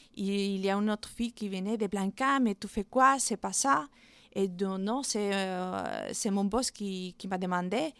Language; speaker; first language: French; non-native, fluent; Spanish